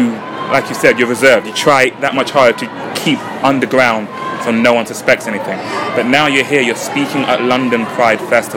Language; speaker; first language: English; non-native, local second language; Ganda